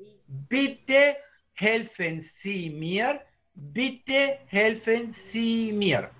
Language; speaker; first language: German; non-native, fluent; Spanish